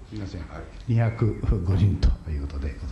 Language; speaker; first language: Japanese; native; Japanese